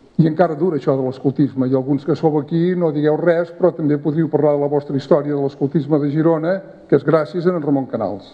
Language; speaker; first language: Catalan; native; Catalan